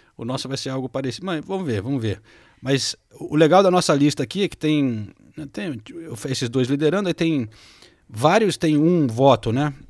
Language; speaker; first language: Portuguese; native; Portuguese